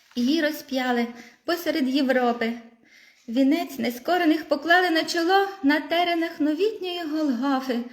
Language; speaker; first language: Ukrainian; native; Ukrainian